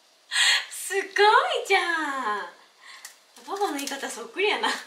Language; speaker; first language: Japanese; native; Japanese